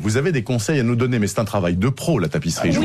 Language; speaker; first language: French; native; French